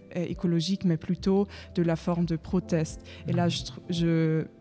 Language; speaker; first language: French; non-native, fluent; German